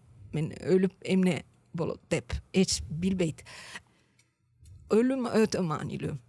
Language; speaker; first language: Kyrgyz; non-native, learner; Italian